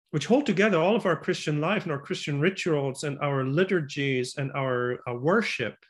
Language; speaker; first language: English; non-native, fluent; German